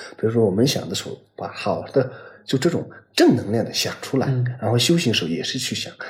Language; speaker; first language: Chinese; native; Chinese